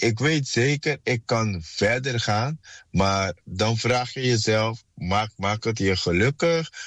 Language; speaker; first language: Dutch; non-native, fluent; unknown